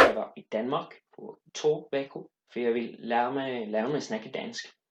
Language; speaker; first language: Danish; non-native, learner; Swedish